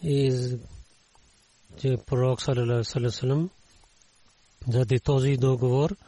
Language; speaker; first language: Bulgarian; non-native, learner; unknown